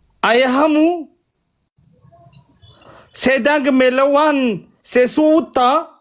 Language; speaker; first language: Indonesian; non-native, learner; Oromo